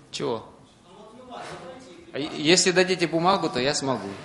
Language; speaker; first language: Russian; native; Russian